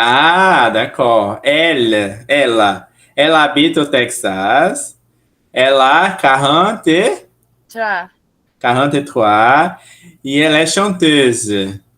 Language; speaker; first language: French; non-native, fluent; Portuguese